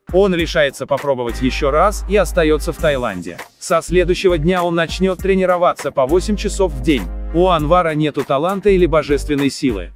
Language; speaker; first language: Russian; non-native, local second language; Uzbek